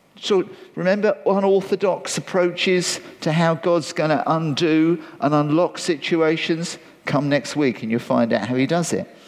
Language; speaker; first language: English; native; English